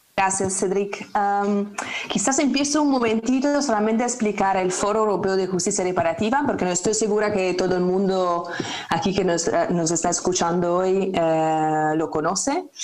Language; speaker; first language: Spanish; non-native, fluent; Italian